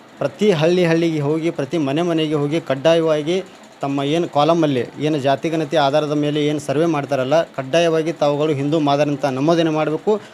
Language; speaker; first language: Kannada; native; Kannada